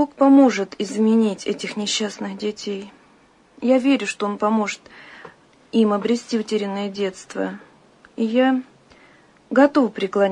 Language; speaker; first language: Russian; native; Russian